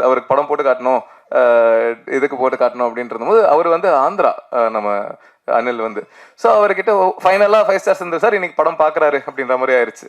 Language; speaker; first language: Tamil; native; Tamil